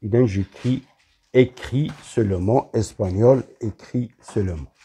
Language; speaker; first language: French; non-native, local second language; Arabic